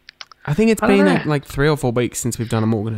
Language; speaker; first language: English; native; English